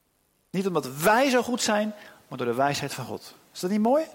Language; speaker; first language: Dutch; native; Dutch